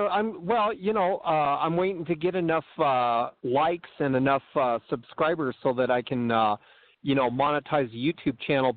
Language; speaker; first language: English; native; English